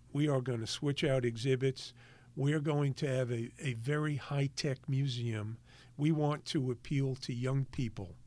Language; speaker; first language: English; native; English